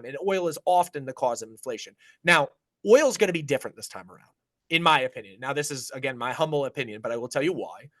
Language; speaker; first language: English; native; English